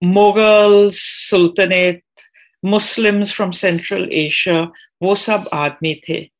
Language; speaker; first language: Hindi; non-native, fluent; English